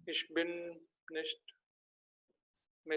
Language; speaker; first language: German; non-native, learner; Telugu